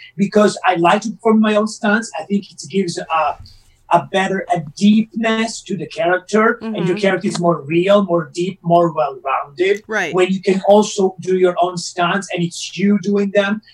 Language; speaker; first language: English; non-native, fluent; Italian